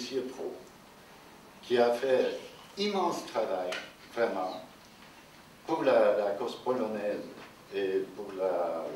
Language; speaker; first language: French; non-native, fluent; Polish